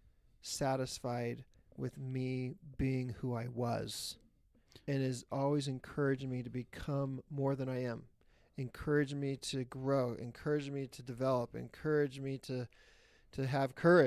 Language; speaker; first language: English; native; English